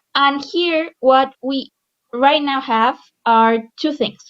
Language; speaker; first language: English; non-native, fluent; Spanish